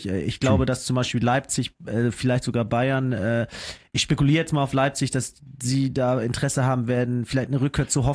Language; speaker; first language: German; native; German